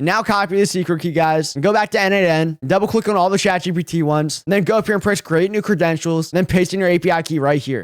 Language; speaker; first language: English; native; English